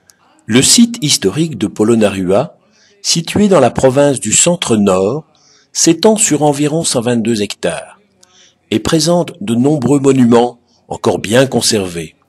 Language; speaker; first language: French; native; French